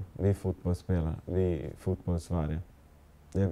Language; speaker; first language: Swedish; non-native, fluent; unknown